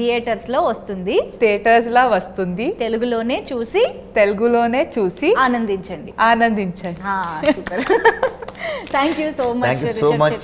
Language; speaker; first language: Telugu; native; Telugu